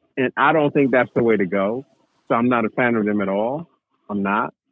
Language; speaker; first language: English; native; English